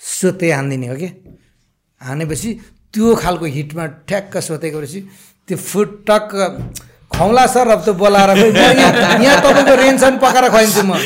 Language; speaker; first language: Nepali; native; Nepali